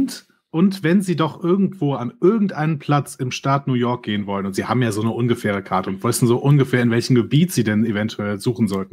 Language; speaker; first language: German; native; German